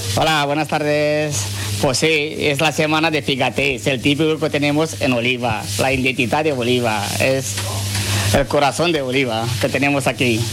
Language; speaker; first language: Spanish; non-native, fluent; Romanian